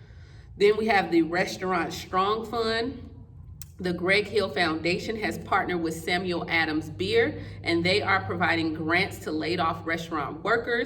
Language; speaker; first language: English; native; English